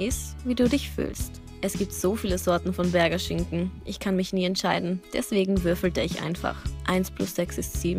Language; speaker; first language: German; native; German